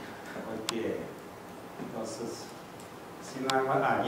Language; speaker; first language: Spanish; non-native, fluent; Russian